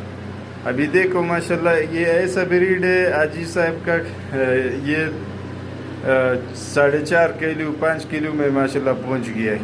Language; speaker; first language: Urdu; non-native, local second language; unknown